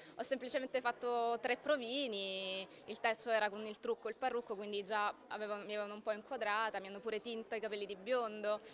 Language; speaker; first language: Italian; native; Italian